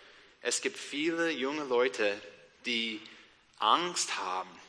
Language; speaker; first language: German; non-native, learner; English